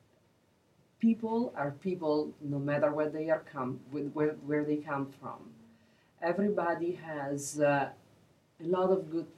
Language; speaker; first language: English; non-native, fluent; Italian